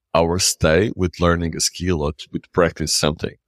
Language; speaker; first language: English; non-native, fluent; Portuguese